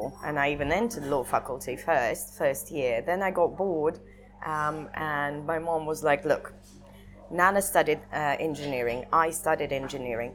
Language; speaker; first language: English; non-native, fluent; Russian